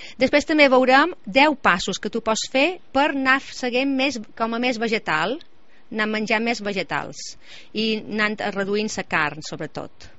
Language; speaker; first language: Catalan; native; Catalan